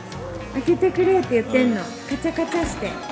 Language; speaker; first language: Japanese; native; Japanese